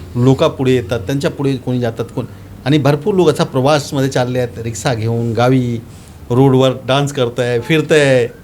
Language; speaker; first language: Marathi; non-native, local second language; Hindi